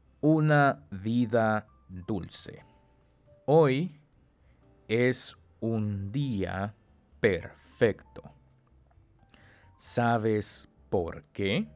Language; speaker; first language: Spanish; non-native, fluent; Chinese